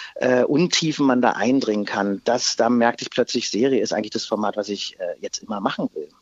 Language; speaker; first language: German; native; German